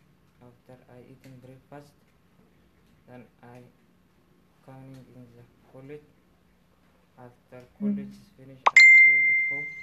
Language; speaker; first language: English; non-native, learner; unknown